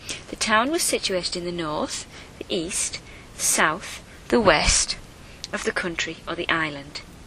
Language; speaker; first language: English; native; English